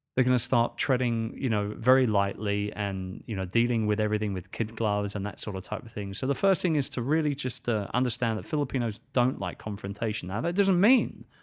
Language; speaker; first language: English; native; English